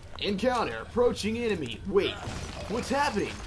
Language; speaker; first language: English; native; English